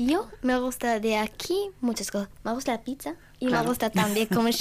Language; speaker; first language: Spanish; non-native, learner; Ukrainian